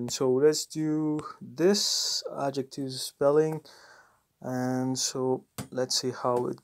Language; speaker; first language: English; non-native, fluent; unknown